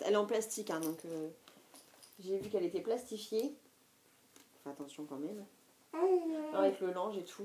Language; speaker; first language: French; native; French